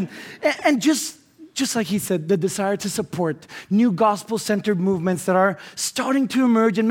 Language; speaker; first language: English; non-native, fluent; Spanish